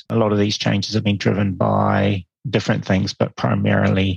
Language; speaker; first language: English; native; English